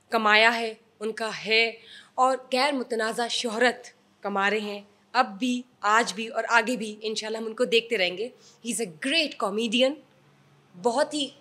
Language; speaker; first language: Urdu; native; Urdu